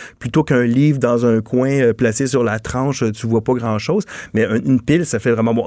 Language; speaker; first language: French; native; French